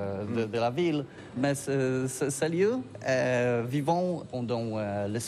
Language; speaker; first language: French; non-native, learner; Polish